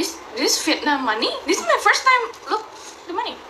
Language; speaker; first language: English; non-native, learner; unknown